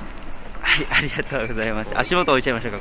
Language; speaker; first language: Japanese; native; Japanese